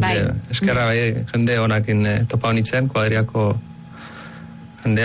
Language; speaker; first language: Basque; early bilingual, other home language; Arabic